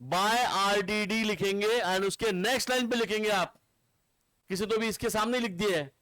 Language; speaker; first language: Hindi; non-native, local second language; Marathi